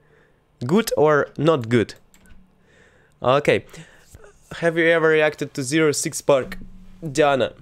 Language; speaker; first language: English; non-native, learner; Russian